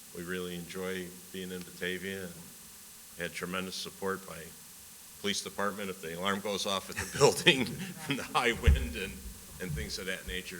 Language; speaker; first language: English; native; English